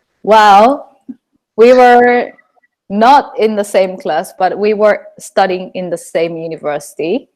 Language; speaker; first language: English; non-native, fluent; Japanese